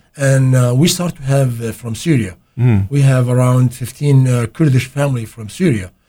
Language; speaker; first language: English; non-native, fluent; Arabic